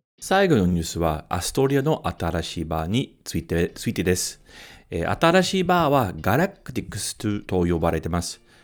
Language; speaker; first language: Japanese; non-native, fluent; English